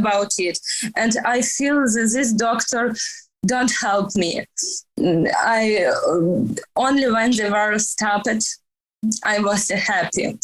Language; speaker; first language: English; non-native, learner; Ukrainian